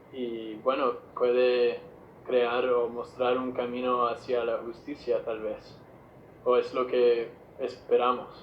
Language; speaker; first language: Spanish; non-native, fluent; English